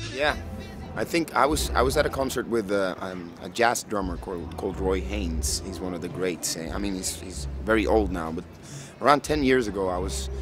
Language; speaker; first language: English; non-native, fluent; Norwegian